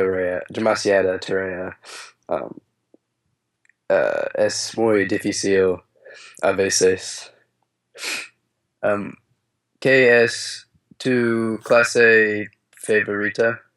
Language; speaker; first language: Spanish; non-native, learner; English